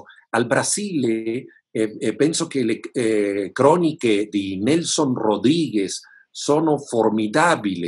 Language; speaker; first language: Italian; non-native, fluent; Spanish